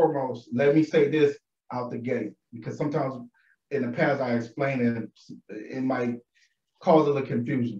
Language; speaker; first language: English; native; English